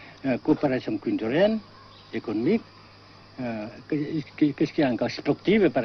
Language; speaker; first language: French; non-native, local second language; Vietnamese